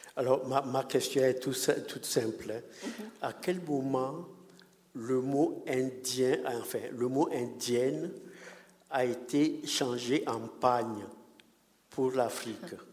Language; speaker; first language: French; non-native, local second language; Ewe